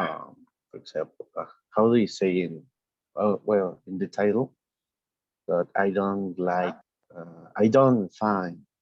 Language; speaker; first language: English; non-native, learner; Spanish